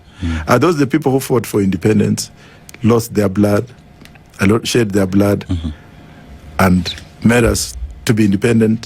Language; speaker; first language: English; non-native, local second language; Luyia